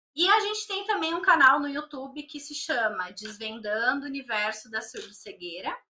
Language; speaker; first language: Portuguese; native; Portuguese